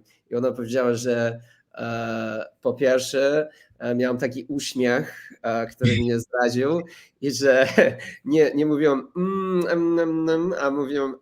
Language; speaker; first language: Polish; non-native, fluent; English